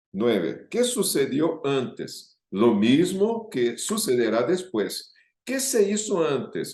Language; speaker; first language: Spanish; non-native, fluent; Portuguese